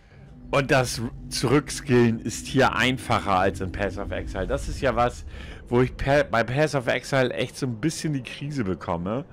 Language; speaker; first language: German; native; German